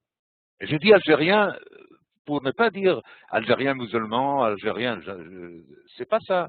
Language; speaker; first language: French; non-native, fluent; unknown